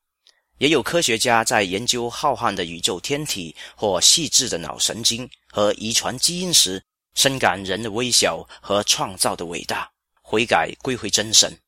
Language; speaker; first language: Chinese; native; Chinese